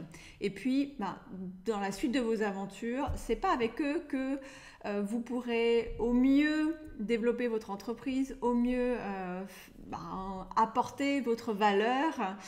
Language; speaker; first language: French; native; French